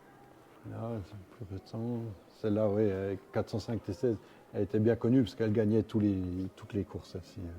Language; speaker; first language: French; native; French